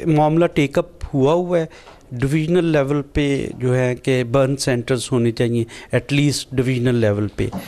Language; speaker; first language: Urdu; non-native, local second language; Punjabi